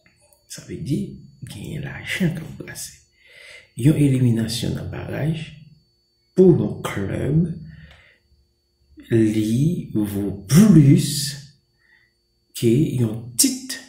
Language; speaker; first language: French; non-native, local second language; Haitian Creole